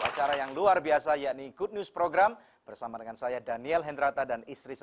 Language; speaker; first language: Indonesian; native; Indonesian